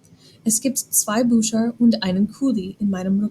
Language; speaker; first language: German; non-native, fluent; English